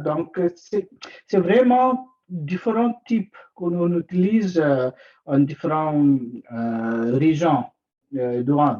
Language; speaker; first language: French; non-native, learner; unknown